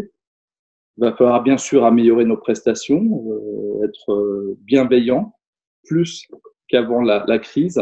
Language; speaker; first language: French; native; French